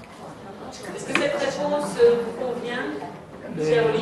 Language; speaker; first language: French; native; French